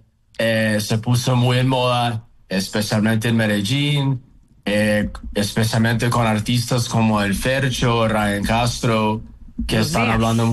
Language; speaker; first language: Spanish; non-native, fluent; Uzbek